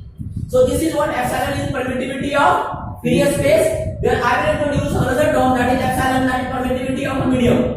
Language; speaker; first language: English; non-native, local second language; Hindi